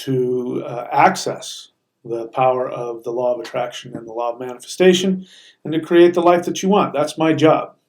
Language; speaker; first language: English; native; English